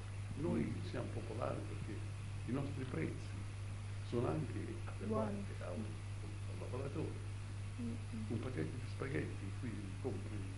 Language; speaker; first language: Italian; early bilingual, heritage; Italian